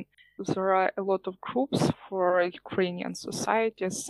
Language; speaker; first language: English; non-native, learner; Ukrainian